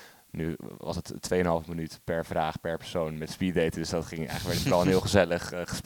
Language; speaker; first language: Dutch; native; Dutch